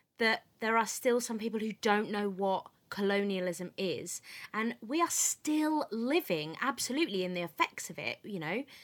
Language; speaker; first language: English; native; English